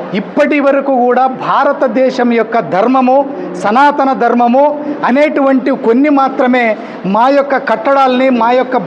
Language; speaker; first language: Telugu; native; Telugu